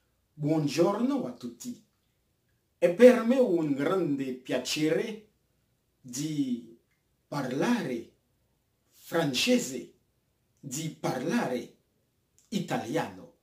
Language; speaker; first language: Italian; non-native, fluent; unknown